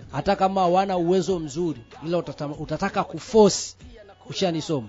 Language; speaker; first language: Swahili; non-native, local second language; Rundi